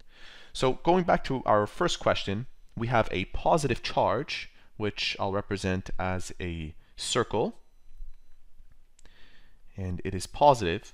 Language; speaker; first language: English; native; English